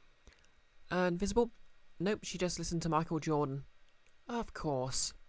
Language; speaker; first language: English; native; English